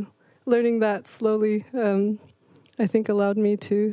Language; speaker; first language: English; native; English